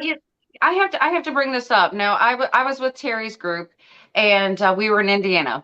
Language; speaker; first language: English; native; English